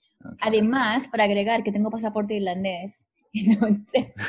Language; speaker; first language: Spanish; native; Spanish